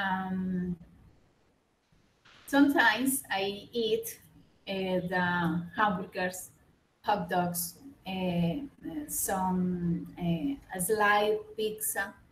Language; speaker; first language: English; non-native, learner; Spanish